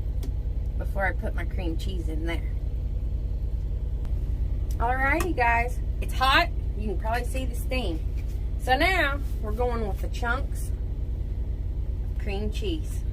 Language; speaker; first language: English; native; English